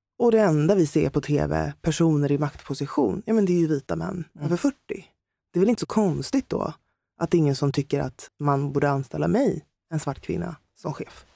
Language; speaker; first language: Swedish; native; Swedish